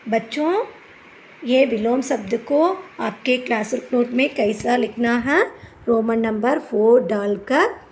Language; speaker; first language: Hindi; non-native, local second language; Tamil